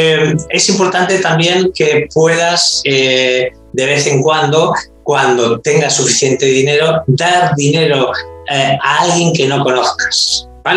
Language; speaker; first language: Spanish; native; Spanish